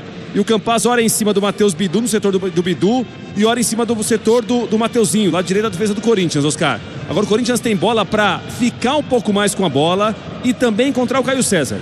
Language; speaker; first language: Portuguese; native; Portuguese